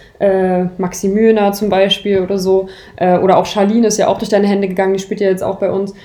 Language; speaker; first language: German; native; German